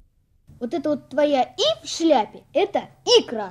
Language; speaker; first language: Russian; native; Russian